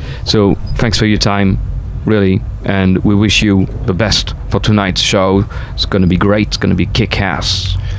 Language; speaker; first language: English; non-native, fluent; French